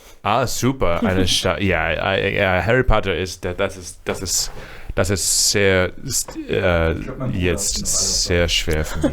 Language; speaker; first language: German; non-native, learner; English